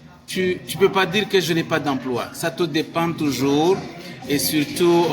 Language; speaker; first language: French; non-native, local second language; Kinyarwanda